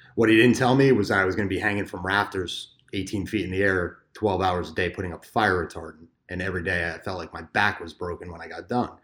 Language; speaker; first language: English; native; English